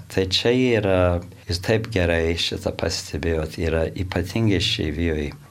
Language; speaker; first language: Lithuanian; early bilingual, heritage; Lithuanian